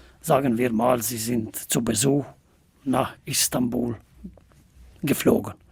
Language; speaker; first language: German; non-native, fluent; Albanian